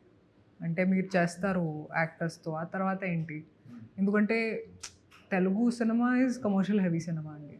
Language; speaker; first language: Telugu; non-native, local second language; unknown